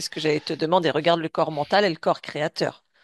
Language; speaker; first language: French; native; French